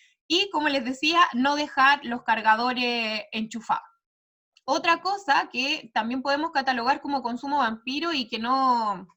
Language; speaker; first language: Spanish; native; Spanish